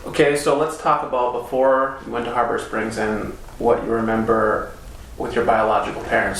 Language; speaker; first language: English; native; English